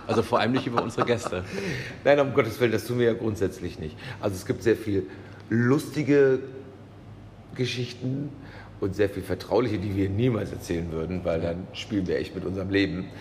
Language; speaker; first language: German; native; German